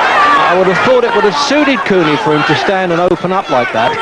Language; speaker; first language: English; native; English